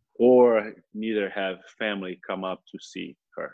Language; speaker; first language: English; non-native, fluent; Portuguese